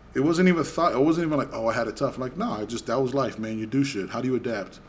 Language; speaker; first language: English; native; English